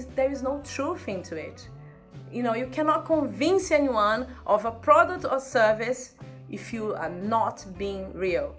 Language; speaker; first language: English; non-native, fluent; Portuguese